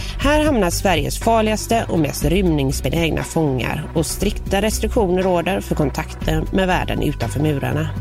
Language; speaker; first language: Swedish; native; Swedish